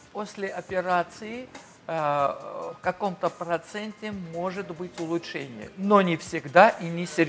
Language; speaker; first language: Russian; non-native, fluent; Georgian